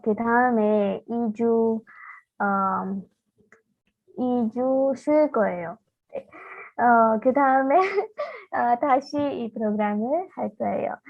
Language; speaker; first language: Korean; non-native, learner; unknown